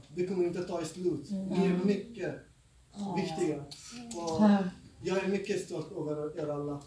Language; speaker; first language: Swedish; non-native, fluent; Persian